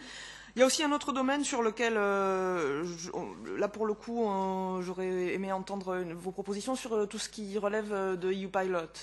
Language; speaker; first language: French; native; French